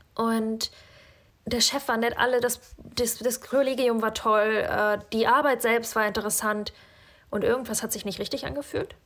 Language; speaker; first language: German; early bilingual, other home language; Russian